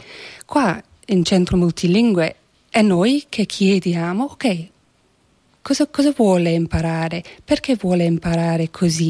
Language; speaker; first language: Italian; non-native, fluent; English